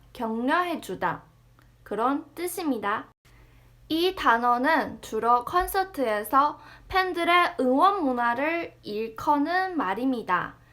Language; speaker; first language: Korean; non-native, fluent; Chinese